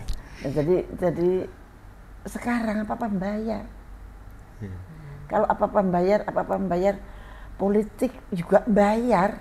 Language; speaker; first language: Indonesian; native; Indonesian